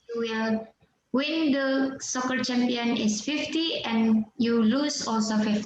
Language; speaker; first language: English; non-native, fluent; Indonesian